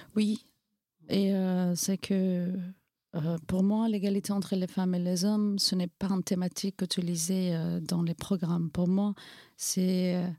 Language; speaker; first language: French; non-native, fluent; Kurdish